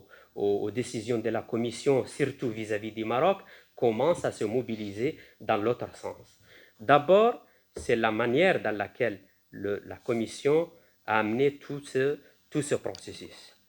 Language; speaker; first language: French; non-native, fluent; Spanish